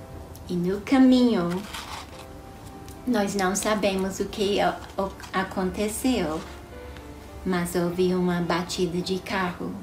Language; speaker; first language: Portuguese; non-native, fluent; English